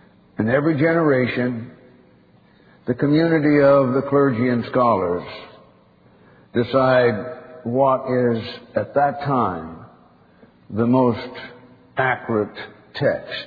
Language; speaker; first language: English; native; English